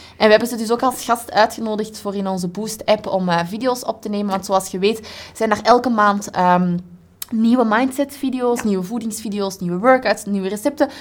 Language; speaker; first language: Dutch; native; Dutch